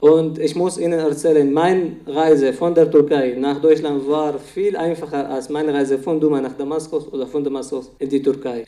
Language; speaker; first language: German; non-native, fluent; Arabic